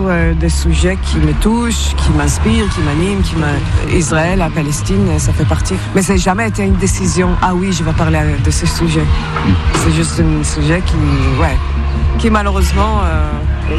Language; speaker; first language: French; non-native, fluent; Hebrew